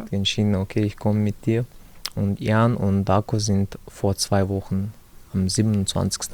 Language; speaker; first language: German; non-native, learner; Chechen